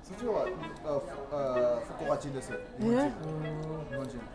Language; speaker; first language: Japanese; non-native, learner; Burmese